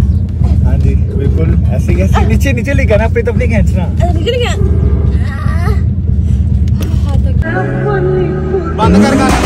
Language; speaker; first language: Urdu; non-native, local second language; Punjabi